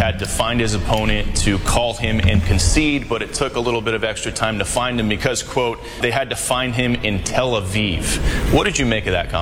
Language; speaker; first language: English; native; English